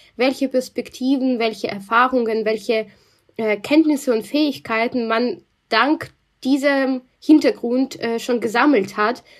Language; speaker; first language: German; non-native, fluent; Russian